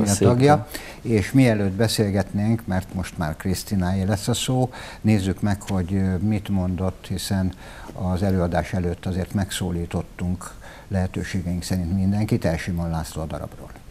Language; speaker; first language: Hungarian; native; Hungarian